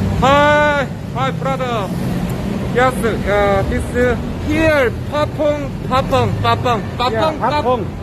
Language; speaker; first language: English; non-native, learner; Korean